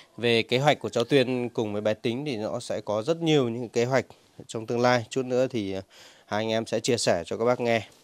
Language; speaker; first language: Vietnamese; non-native, local second language; Hmong